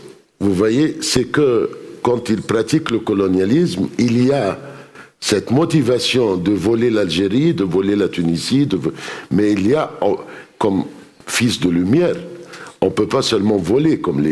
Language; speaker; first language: French; non-native, fluent; Arabic